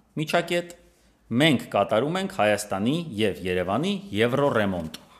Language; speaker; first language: Armenian; native; Armenian